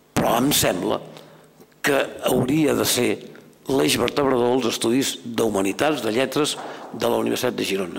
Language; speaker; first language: Catalan; native; Catalan